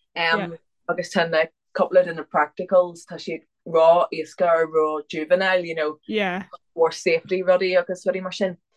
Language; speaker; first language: Irish; non-native, local second language; English